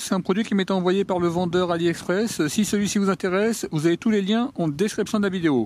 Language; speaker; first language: French; native; French